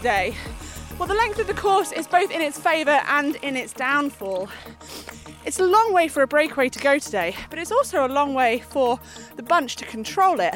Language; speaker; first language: English; native; English